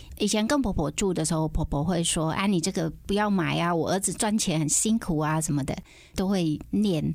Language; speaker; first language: Chinese; non-native, fluent; Khmer